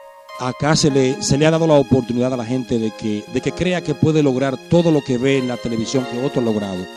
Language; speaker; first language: Spanish; native; Spanish